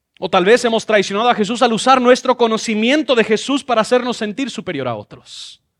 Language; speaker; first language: Spanish; non-native, fluent; English